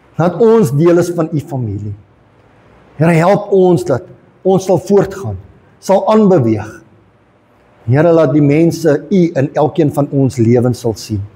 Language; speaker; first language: Afrikaans; non-native, local second language; English